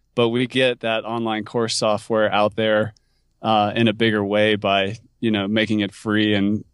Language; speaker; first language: English; native; English